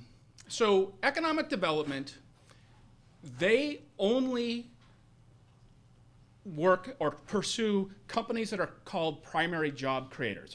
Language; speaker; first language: English; native; English